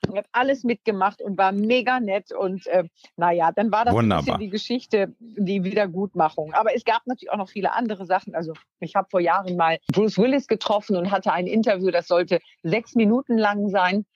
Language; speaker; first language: German; native; German